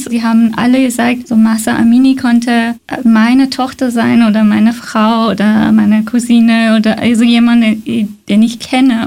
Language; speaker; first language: German; non-native, fluent; Persian